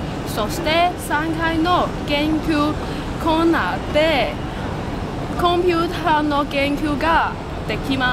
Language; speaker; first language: Japanese; non-native, learner; Cantonese